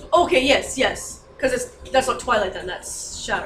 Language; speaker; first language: English; native; English